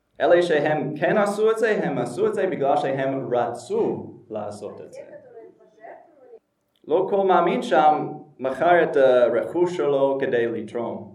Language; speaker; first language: Hebrew; non-native, fluent; English